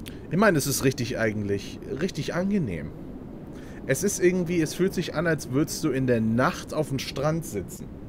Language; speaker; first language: German; native; German